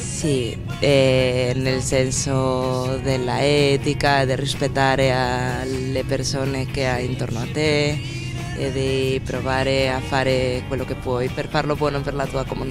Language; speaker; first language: Italian; non-native, fluent; Spanish